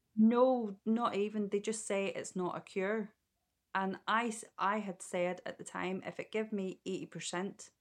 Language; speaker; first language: English; native; English